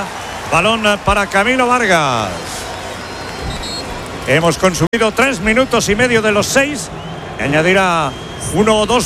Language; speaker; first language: Spanish; native; Spanish